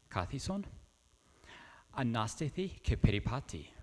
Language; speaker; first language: Greek; non-native, fluent; English